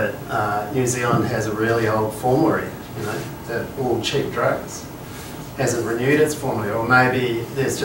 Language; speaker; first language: English; native; English